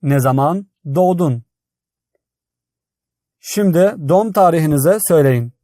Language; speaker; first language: Turkish; non-native, fluent; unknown